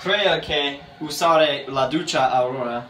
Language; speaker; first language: Spanish; non-native, learner; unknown